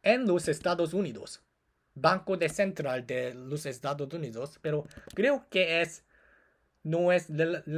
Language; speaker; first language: Spanish; non-native, learner; Korean